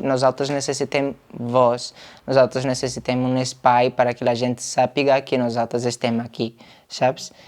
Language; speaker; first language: Catalan; non-native, fluent; Portuguese